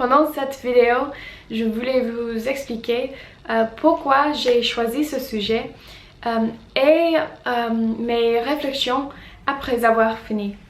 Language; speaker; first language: French; non-native, fluent; English